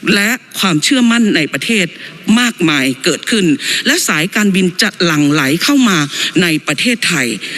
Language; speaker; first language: Thai; native; Thai